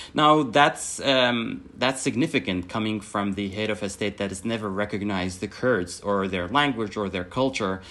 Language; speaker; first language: English; non-native, fluent; Arabic